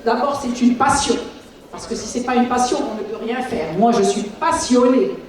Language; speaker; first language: French; non-native, local second language; Arabic